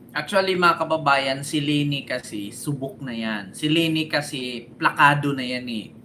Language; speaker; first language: Filipino; native; Filipino